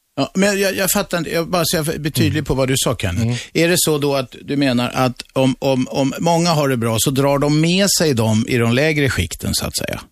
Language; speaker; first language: Swedish; native; Swedish